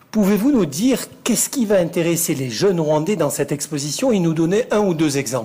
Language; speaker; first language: French; native; French